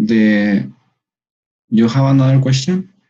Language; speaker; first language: English; non-native, learner; Spanish